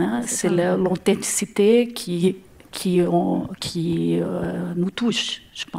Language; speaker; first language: French; non-native, learner; Portuguese